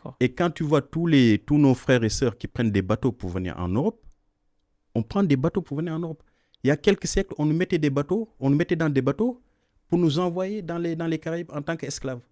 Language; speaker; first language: French; non-native, local second language; Wolof